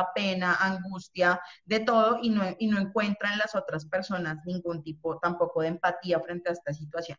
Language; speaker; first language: Spanish; native; Spanish